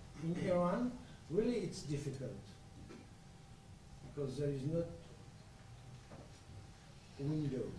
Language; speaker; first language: English; non-native, learner; French